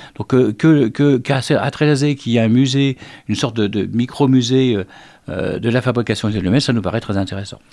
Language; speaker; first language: French; native; French